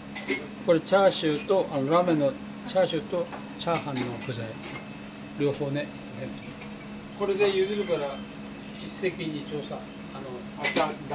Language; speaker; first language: Japanese; native; Japanese